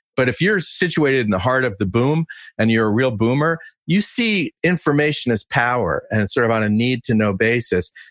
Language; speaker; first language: English; native; English